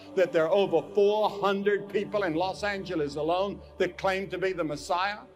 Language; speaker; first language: English; native; English